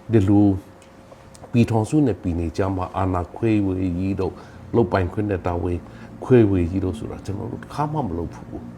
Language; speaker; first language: Burmese; non-native, local second language; Hakha Chin